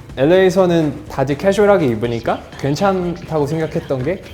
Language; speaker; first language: Korean; non-native, fluent; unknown